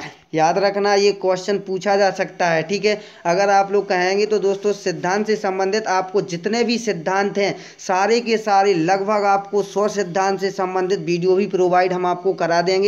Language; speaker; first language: Hindi; native; Hindi